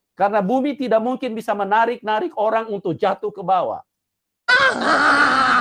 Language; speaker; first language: Indonesian; non-native, local second language; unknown